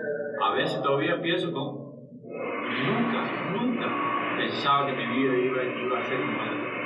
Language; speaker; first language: Spanish; early bilingual, heritage; Spanish